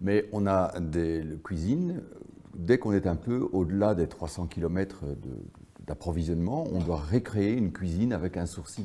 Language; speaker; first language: French; native; French